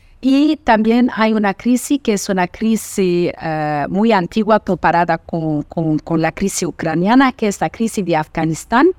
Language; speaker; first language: Spanish; non-native, fluent; Portuguese